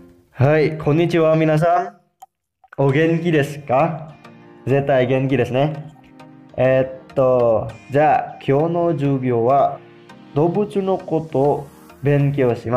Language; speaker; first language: Japanese; non-native, learner; Indonesian